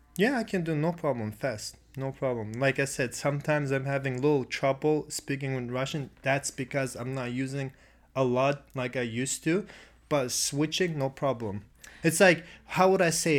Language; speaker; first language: English; non-native, fluent; Russian